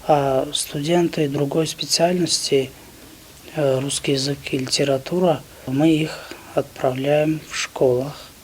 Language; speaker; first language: Russian; non-native, local second language; Tajik